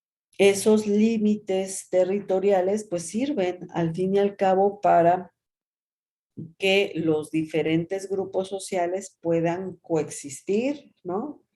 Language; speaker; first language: Spanish; native; Spanish